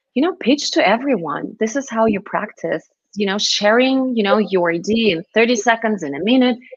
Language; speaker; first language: English; non-native, fluent; Russian